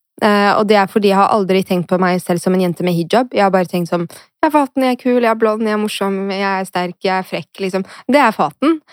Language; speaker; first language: Norwegian; early bilingual, other home language; Arabic